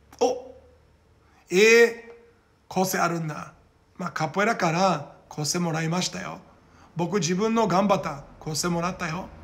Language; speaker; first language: Japanese; non-native, learner; Portuguese